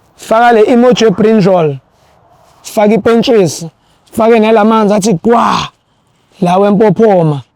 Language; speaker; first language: Zulu; native; Zulu